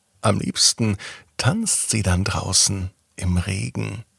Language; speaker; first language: German; native; German